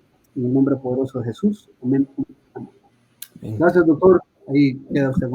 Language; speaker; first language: Spanish; native; Spanish